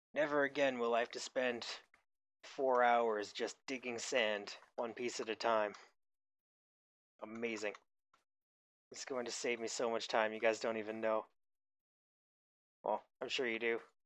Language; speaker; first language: English; native; English